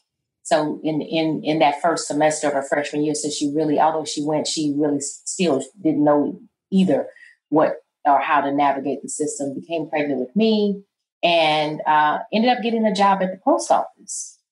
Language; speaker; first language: English; native; English